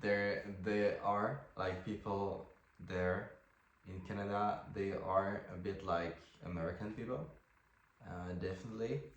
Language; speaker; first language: English; non-native, fluent; French